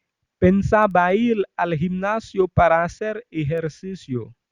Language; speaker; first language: Spanish; non-native, fluent; Haitian Creole